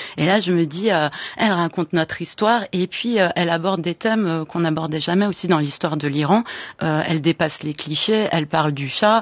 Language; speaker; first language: French; early bilingual, other home language; Persian